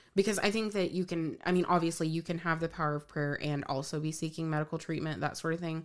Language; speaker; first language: English; native; English